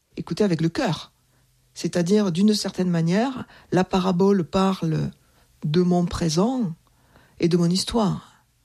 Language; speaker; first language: French; native; French